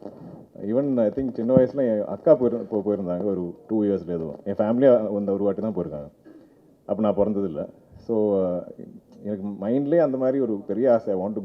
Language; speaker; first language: Tamil; non-native, local second language; Malayalam